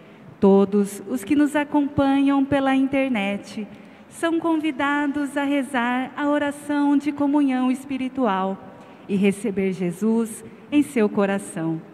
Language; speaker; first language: Portuguese; native; Portuguese